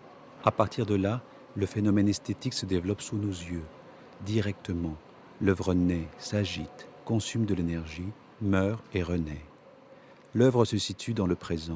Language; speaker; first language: French; native; French